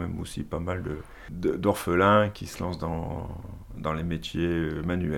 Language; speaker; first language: French; native; French